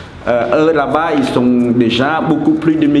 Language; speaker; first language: French; non-native, fluent; Khmer